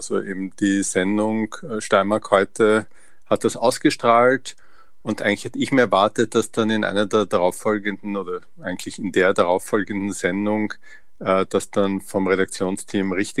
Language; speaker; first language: German; native; German